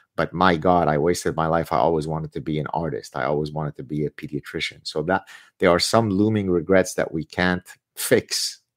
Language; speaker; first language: English; early bilingual, other home language; Arabic